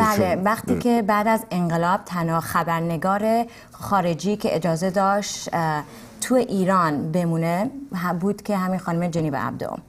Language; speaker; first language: Persian; early bilingual, heritage; Persian